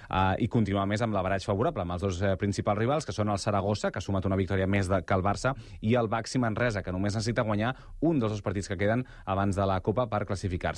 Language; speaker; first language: Catalan; native; Catalan